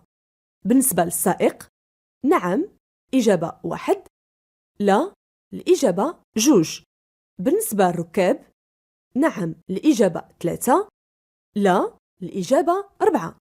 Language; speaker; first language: Arabic; native; Arabic